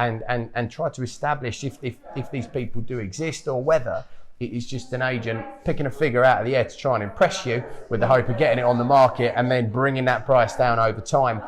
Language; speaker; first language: English; native; English